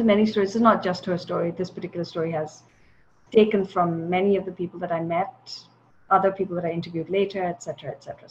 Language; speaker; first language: English; non-native, local second language; Tamil